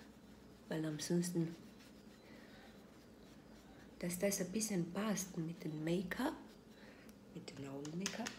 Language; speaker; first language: German; non-native, fluent; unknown